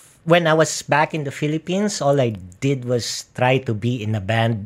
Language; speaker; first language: English; non-native, local second language; Filipino